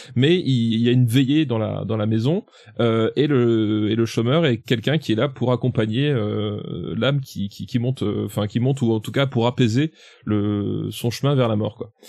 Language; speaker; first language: French; native; French